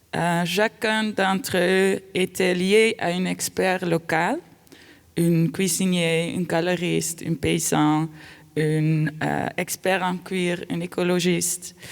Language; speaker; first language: French; non-native, fluent; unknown